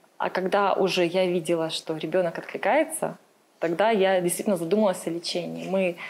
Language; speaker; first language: Russian; native; Russian